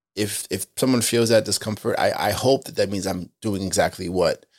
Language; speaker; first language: English; native; English